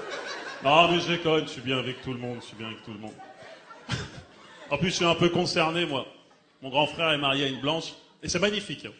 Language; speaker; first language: French; early bilingual, other home language; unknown